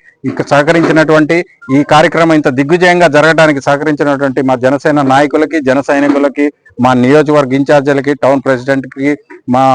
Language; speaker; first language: Telugu; native; Telugu